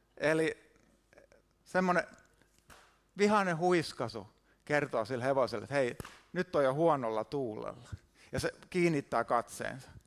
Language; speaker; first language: Finnish; native; Finnish